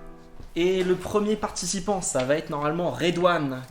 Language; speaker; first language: French; native; French